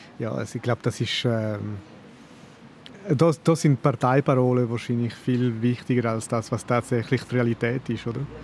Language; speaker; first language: German; non-native, local second language; Italian